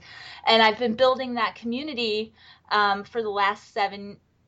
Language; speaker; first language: English; native; English